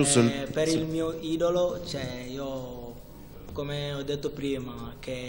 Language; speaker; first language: Italian; non-native, fluent; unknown